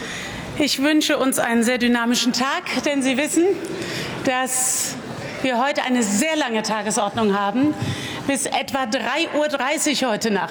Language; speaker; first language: German; native; German